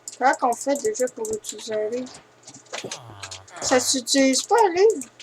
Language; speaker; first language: French; native; French